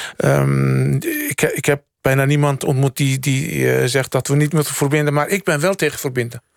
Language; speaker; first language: Dutch; early bilingual, other home language; Turkish